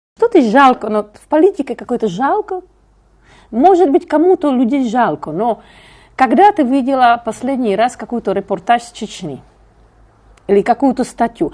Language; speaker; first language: Russian; non-native, fluent; Czech